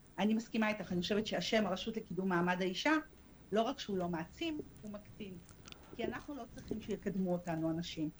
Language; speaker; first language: Hebrew; early bilingual, other home language; Russian